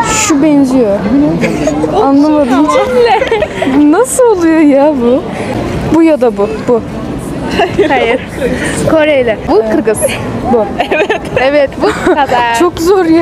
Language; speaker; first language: Turkish; non-native, learner; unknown